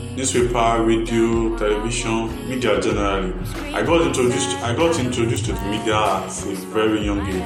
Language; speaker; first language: English; non-native, local second language; Yoruba